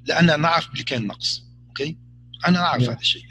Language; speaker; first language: Arabic; native; Arabic